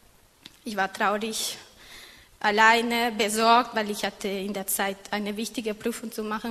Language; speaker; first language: German; non-native, fluent; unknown